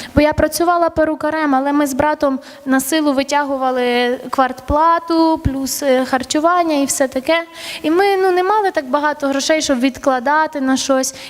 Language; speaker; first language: Ukrainian; early bilingual, other home language; Armenian